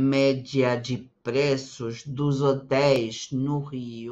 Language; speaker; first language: Portuguese; non-native, fluent; Spanish